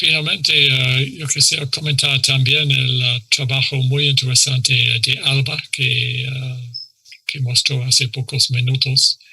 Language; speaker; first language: Spanish; non-native, fluent; English